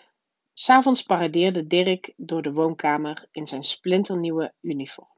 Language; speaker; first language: Dutch; native; Dutch